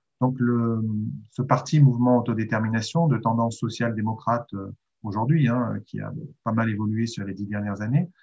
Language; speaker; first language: French; native; French